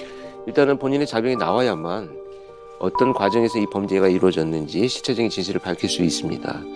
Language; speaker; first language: Korean; native; Korean